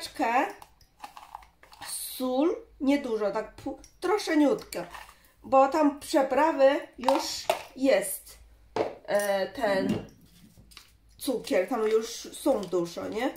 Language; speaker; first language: Polish; non-native, learner; Chinese